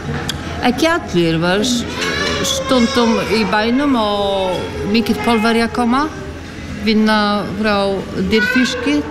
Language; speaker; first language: Icelandic; non-native, learner; Polish